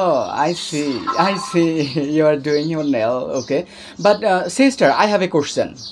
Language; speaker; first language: English; non-native, learner; Bangla